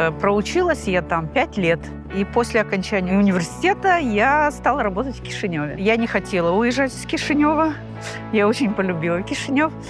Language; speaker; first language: Russian; non-native, local second language; Gagauz